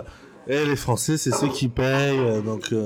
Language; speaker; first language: French; native; French